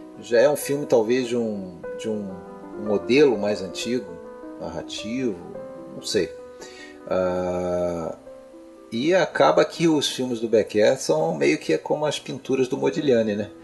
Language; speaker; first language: Portuguese; native; Portuguese